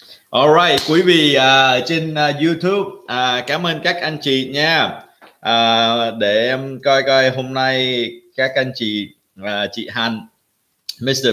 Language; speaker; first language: Vietnamese; early bilingual, heritage; Vietnamese